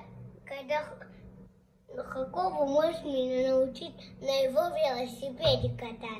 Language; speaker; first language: Russian; early bilingual, heritage; Russian